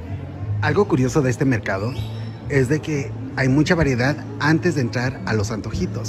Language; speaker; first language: Spanish; native; Spanish